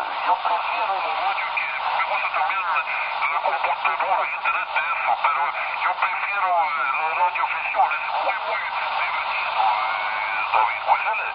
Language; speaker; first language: Spanish; non-native, learner; Swedish